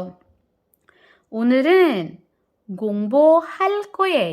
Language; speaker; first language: Korean; non-native, fluent; Filipino